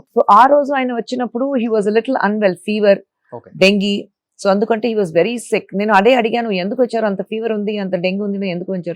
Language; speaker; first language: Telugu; non-native, fluent; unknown